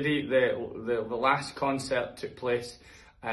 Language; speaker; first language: English; native; English